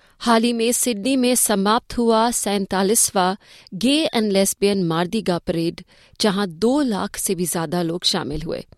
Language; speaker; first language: Hindi; native; Hindi